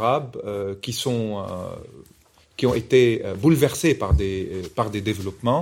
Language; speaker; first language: French; non-native, local second language; Arabic